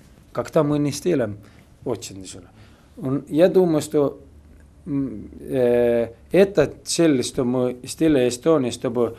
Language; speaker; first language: Russian; non-native, learner; Estonian